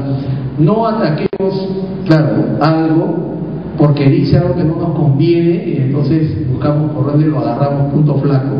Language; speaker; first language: Spanish; native; Spanish